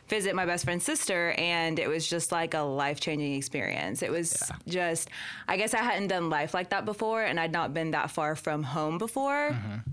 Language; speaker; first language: English; native; English